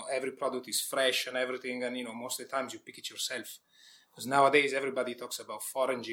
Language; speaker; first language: English; non-native, fluent; Italian